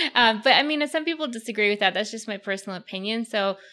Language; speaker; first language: English; early bilingual, other home language; Russian